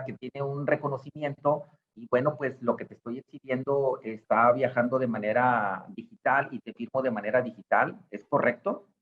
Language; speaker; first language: Spanish; native; Spanish